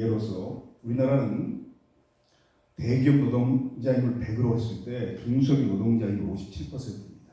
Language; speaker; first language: Korean; native; Korean